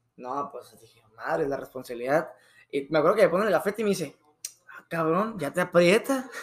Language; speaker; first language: Spanish; native; Spanish